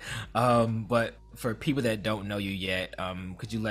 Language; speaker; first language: English; native; English